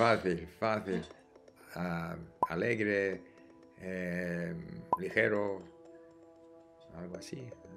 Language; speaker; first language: Spanish; non-native, fluent; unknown